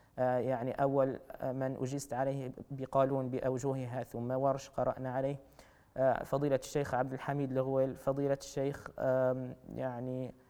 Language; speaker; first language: Arabic; native; Arabic